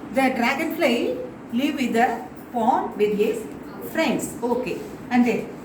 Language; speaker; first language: English; non-native, local second language; Tamil